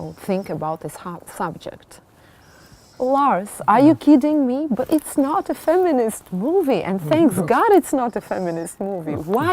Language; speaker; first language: English; non-native, fluent; Russian